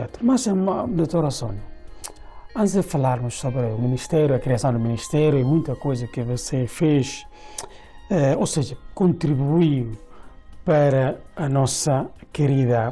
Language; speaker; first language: Portuguese; non-native, local second language; Tetum